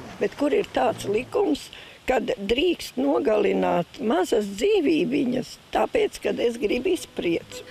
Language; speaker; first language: Latvian; native; Latvian